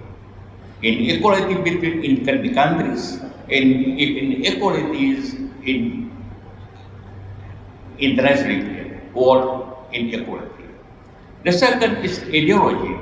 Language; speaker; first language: English; non-native, learner; Indonesian